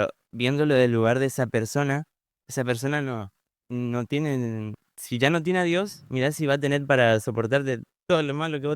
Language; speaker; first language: Spanish; native; Spanish